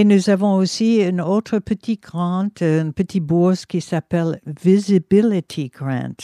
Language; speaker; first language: French; non-native, fluent; English